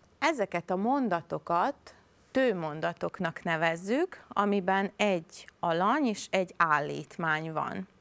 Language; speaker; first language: Hungarian; native; Hungarian